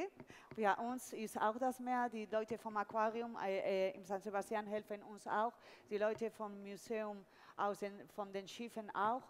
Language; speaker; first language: German; non-native, fluent; Spanish